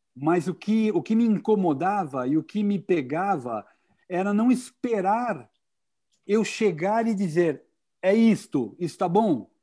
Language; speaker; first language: Portuguese; native; Portuguese